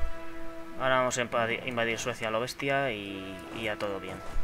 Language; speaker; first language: Spanish; native; Spanish